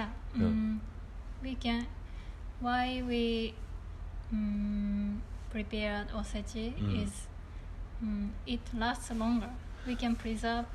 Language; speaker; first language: English; non-native, learner; Japanese